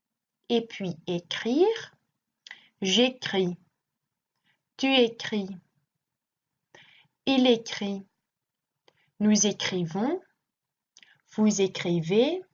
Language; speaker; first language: French; non-native, learner; Dutch